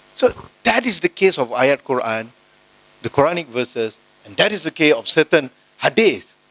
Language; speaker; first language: English; non-native, local second language; Malay